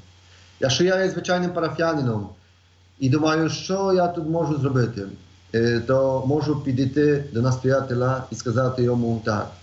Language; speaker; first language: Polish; non-native, learner; Ukrainian